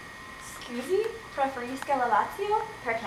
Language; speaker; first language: Italian; non-native, learner; English